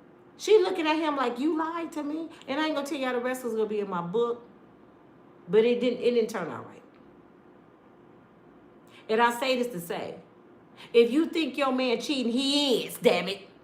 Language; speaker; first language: English; native; English